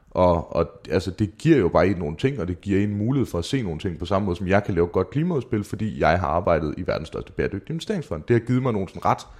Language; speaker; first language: Danish; native; Danish